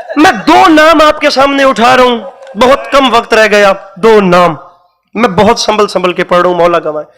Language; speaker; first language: Urdu; non-native, local second language; Punjabi